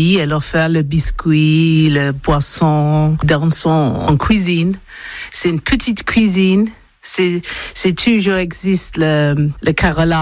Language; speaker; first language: French; non-native, learner; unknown